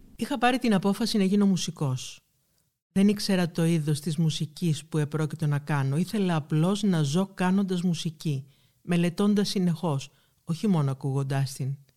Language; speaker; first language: Greek; native; Greek